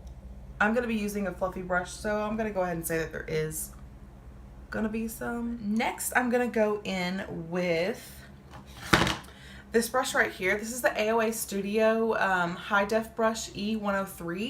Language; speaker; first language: English; native; English